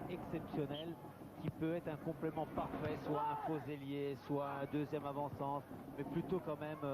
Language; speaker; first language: French; native; French